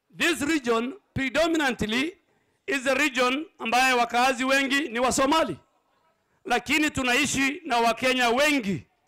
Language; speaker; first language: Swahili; non-native, local second language; Somali